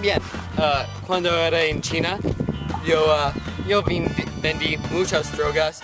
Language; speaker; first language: Spanish; non-native, learner; English